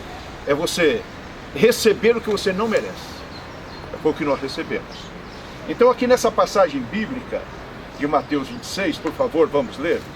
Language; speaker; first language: Portuguese; native; Portuguese